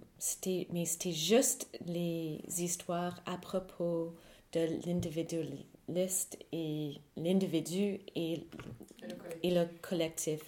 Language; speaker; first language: French; non-native, fluent; English